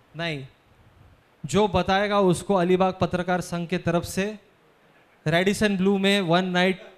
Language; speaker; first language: Hindi; non-native, local second language; Marathi